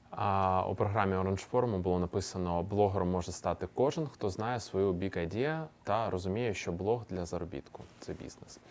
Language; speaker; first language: Ukrainian; native; Ukrainian